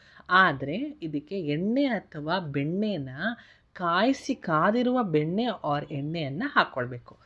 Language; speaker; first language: Kannada; native; Kannada